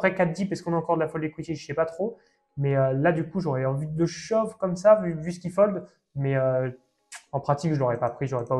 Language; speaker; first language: French; native; French